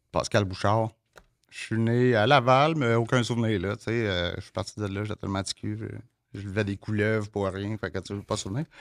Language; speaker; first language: French; native; French